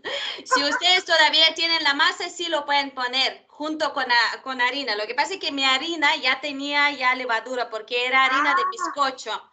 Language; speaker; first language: Spanish; non-native, fluent; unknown